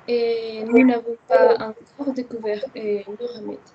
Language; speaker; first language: French; non-native, learner; Spanish